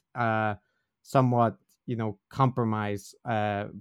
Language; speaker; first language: English; native; English